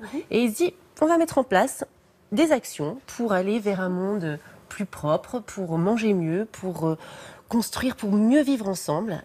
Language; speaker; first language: French; native; French